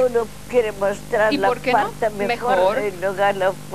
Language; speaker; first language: Spanish; non-native, learner; Russian